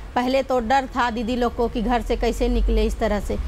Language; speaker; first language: Hindi; native; Hindi